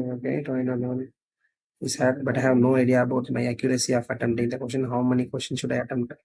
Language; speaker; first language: English; non-native, local second language; Tamil